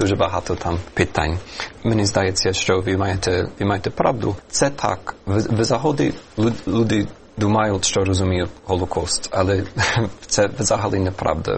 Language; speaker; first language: Ukrainian; non-native, fluent; English